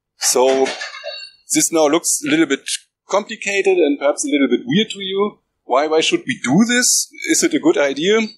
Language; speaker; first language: English; non-native, fluent; German